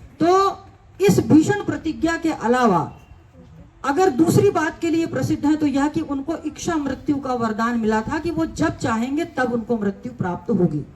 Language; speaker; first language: Hindi; native; Hindi